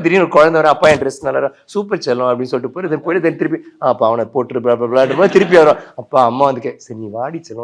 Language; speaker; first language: Tamil; native; Tamil